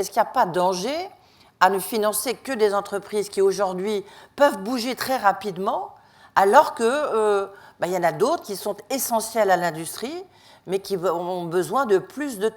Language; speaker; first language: French; native; French